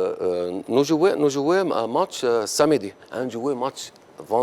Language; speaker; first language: French; non-native, learner; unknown